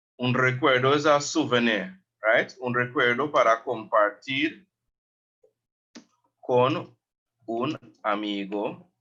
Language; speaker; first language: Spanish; non-native, fluent; English